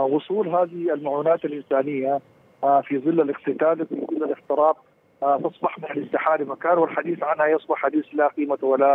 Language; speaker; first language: Arabic; native; Arabic